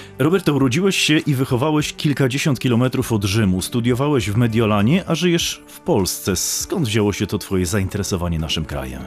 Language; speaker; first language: Polish; native; Polish